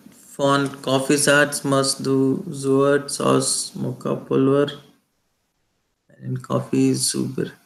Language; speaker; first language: German; non-native, learner; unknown